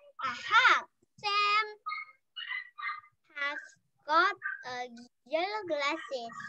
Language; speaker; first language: English; non-native, learner; Vietnamese